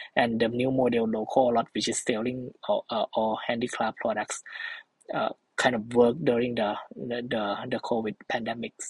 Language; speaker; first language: English; non-native, fluent; Thai